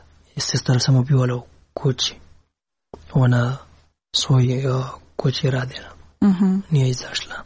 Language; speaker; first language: Serbian; non-native, learner; Pashto